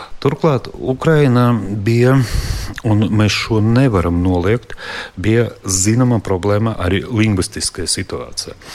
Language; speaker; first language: Latvian; non-native, local second language; Russian